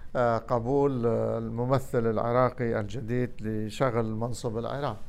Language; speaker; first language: Arabic; non-native, local second language; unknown